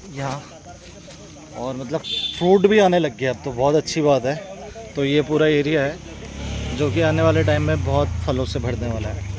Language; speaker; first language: Hindi; native; Hindi